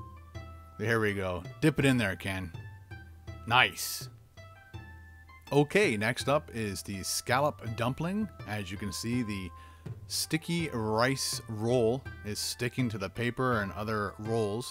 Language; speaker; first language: English; native; English